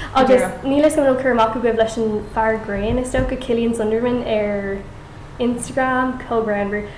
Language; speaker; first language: Irish; non-native, local second language; English